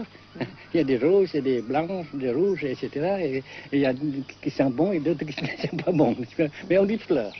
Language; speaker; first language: French; non-native, local second language; Vietnamese